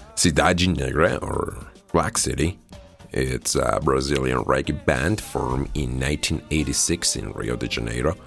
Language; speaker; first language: English; non-native, fluent; Spanish